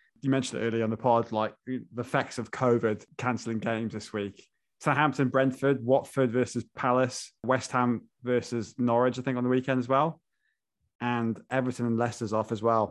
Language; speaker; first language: English; native; English